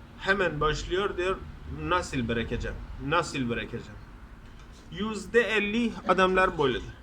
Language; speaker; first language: Turkish; non-native, learner; Persian